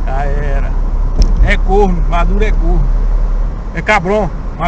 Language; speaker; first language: Portuguese; native; Portuguese